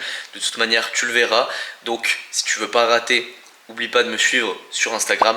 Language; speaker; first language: French; native; French